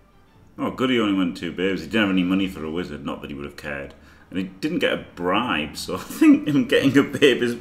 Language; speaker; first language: English; native; English